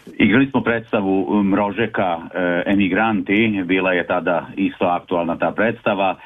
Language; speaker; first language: Serbian; early bilingual, heritage; Serbian